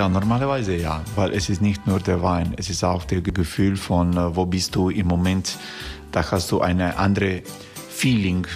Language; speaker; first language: German; non-native, learner; Croatian